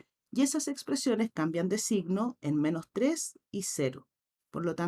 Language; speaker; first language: Spanish; native; Spanish